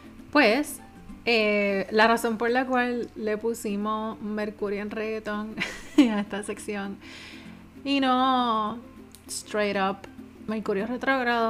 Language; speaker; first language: Spanish; native; Spanish